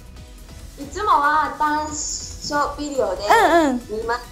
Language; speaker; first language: Japanese; non-native, fluent; Cantonese